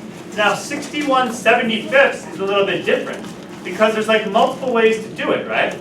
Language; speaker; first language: English; native; English